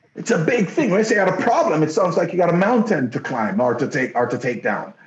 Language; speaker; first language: English; non-native, local second language; Jamaican Creole English